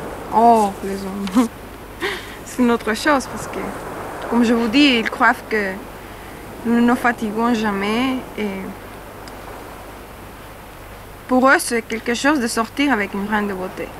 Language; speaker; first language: French; non-native, fluent; Spanish